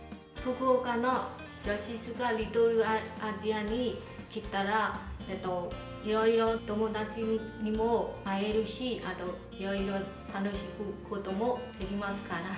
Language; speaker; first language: Japanese; non-native, learner; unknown